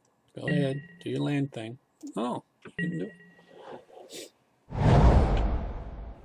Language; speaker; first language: English; native; English